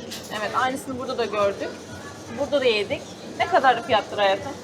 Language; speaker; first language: Turkish; native; Turkish